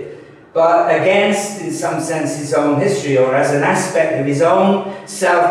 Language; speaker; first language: English; native; English